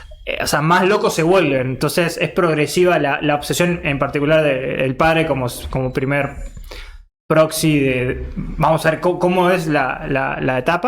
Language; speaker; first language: Spanish; native; Spanish